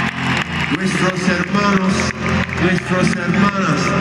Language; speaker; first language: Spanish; non-native, learner; English